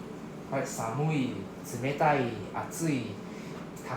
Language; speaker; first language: Japanese; non-native, fluent; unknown